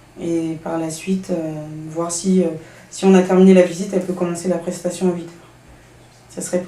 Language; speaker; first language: French; native; French